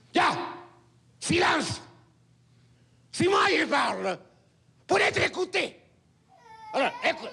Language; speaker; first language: French; non-native, fluent; Spanish